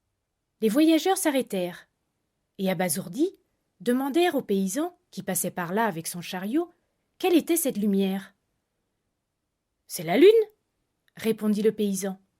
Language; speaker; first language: French; native; French